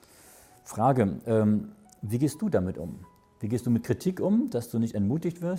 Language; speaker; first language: German; native; German